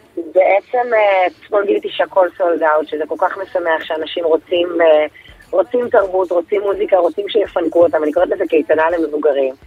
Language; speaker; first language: Hebrew; early bilingual, other home language; Russian